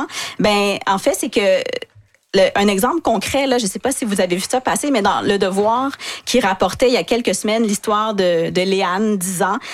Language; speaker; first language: French; native; French